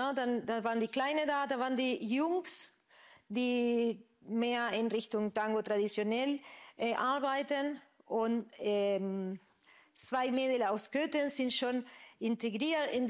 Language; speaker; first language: German; non-native, fluent; Spanish